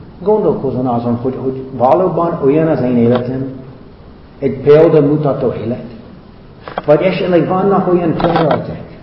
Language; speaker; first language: Hungarian; non-native, fluent; English